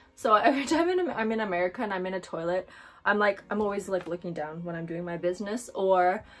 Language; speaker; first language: English; early bilingual, other home language; Japanese